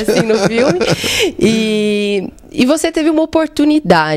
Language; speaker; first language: Portuguese; native; Portuguese